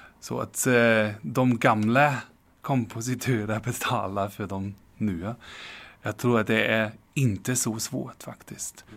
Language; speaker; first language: Swedish; non-native, fluent; German